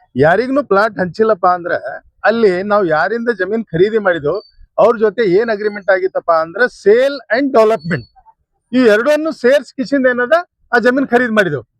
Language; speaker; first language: Kannada; non-native, local second language; Urdu